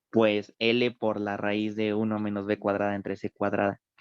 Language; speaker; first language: Spanish; native; Spanish